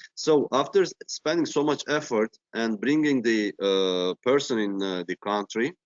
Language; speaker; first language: English; non-native, fluent; Turkish